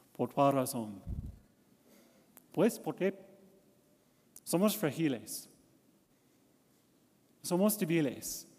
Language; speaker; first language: Spanish; non-native, learner; English